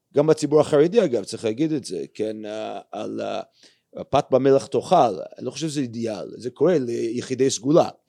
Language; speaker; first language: Hebrew; non-native, fluent; English